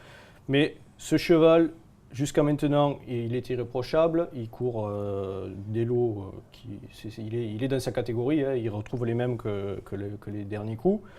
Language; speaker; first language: French; native; French